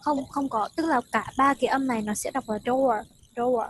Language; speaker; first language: Vietnamese; native; Vietnamese